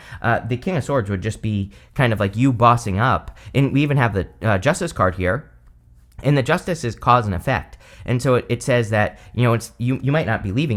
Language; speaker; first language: English; native; English